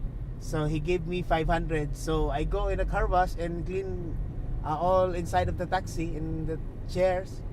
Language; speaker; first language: English; non-native, learner; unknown